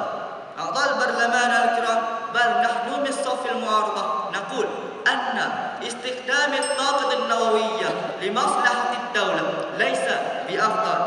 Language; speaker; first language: Arabic; non-native, learner; Malay